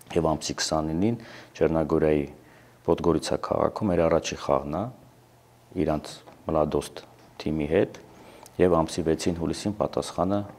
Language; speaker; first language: Armenian; native; Armenian